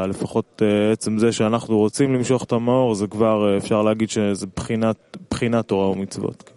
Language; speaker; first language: Hebrew; non-native, fluent; Russian